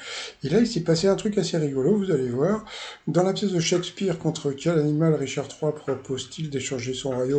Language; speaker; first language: French; native; French